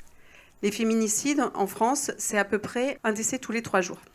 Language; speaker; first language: French; native; French